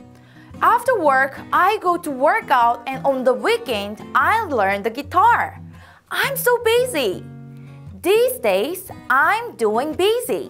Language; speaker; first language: English; non-native, fluent; Korean